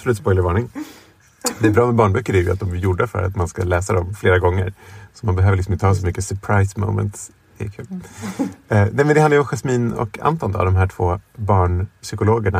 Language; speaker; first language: Swedish; native; Swedish